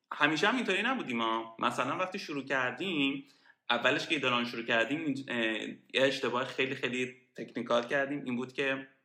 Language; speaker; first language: Persian; native; Persian